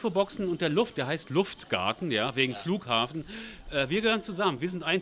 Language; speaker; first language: German; native; German